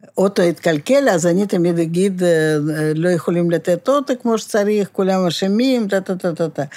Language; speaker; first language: Hebrew; non-native, fluent; Russian